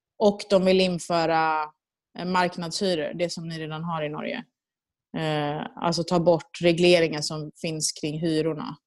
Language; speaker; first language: Swedish; early bilingual, other home language; Persian